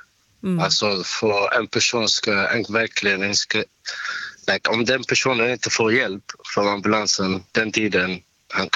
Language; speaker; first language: Swedish; non-native, local second language; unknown